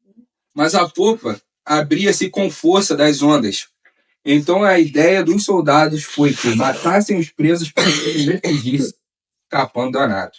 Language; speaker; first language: Portuguese; native; Portuguese